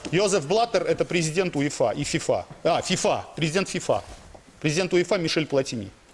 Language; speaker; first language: Russian; non-native, local second language; Armenian